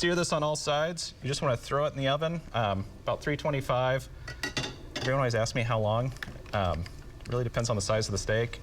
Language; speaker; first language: English; native; English